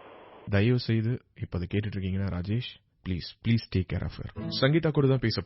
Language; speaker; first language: Tamil; native; Tamil